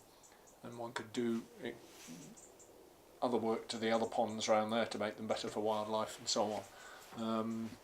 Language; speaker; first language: English; native; English